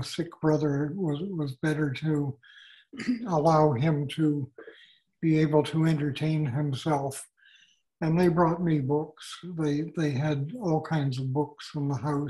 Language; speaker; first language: English; native; English